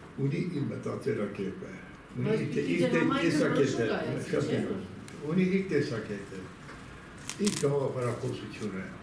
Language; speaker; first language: Armenian; non-native, local second language; Kurdish